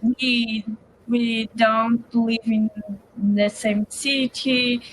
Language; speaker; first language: English; non-native, learner; Portuguese